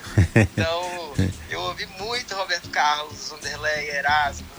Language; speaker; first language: Portuguese; native; Portuguese